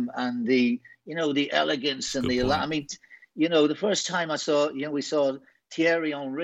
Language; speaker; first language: English; native; English